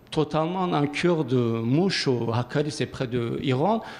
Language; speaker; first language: French; non-native, learner; Kurdish